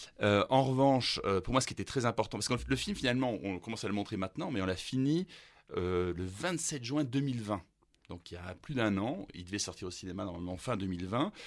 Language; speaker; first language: French; early bilingual, other home language; German